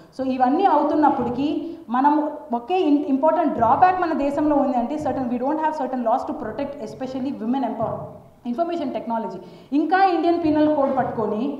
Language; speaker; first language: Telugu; native; Telugu